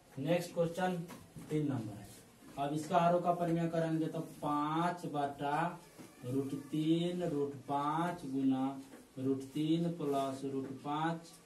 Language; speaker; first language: Hindi; native; Hindi